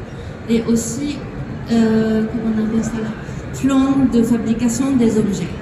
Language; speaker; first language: French; non-native, fluent; Japanese